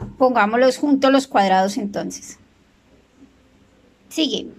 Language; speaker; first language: Spanish; native; Spanish